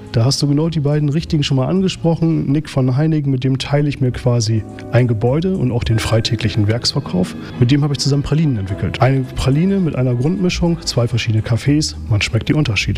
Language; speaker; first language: German; native; German